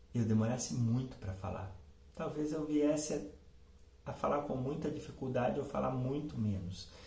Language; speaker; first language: Portuguese; native; Portuguese